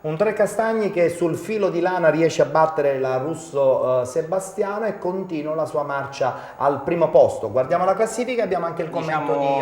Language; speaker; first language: Italian; native; Italian